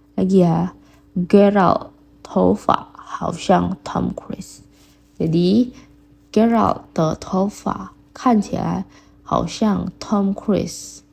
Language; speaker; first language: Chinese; non-native, fluent; Indonesian